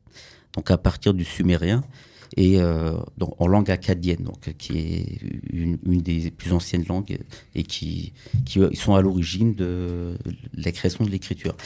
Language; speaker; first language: French; early bilingual, other home language; Kurdish